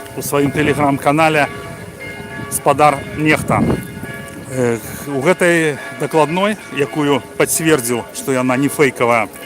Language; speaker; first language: Belarusian; non-native, local second language; Russian